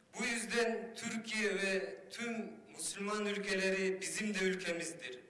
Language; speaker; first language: Turkish; non-native, fluent; Kyrgyz